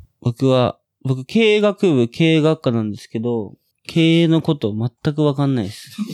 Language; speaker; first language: Japanese; native; Japanese